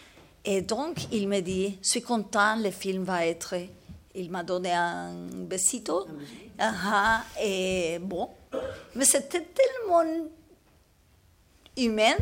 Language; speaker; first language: French; non-native, learner; Spanish